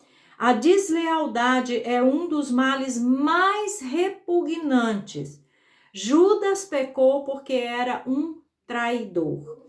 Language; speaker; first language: Portuguese; native; Portuguese